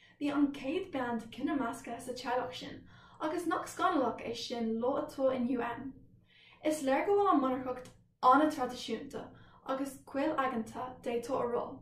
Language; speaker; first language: Irish; non-native, local second language; English